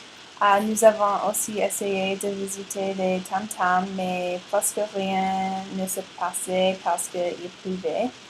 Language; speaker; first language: French; non-native, learner; English